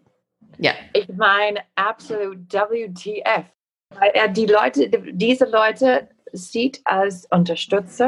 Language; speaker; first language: German; non-native, fluent; English